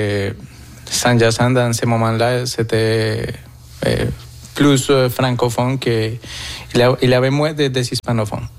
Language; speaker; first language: French; non-native, fluent; Spanish